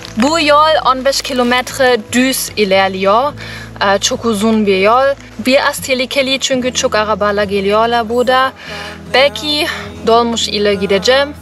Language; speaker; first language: Turkish; non-native, learner; German